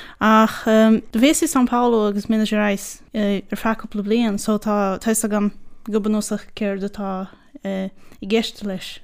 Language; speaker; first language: Irish; non-native, fluent; Portuguese